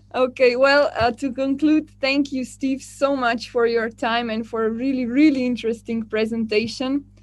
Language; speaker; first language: English; non-native, fluent; Slovenian